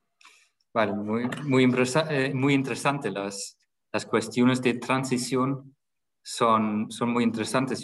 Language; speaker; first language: Spanish; non-native, fluent; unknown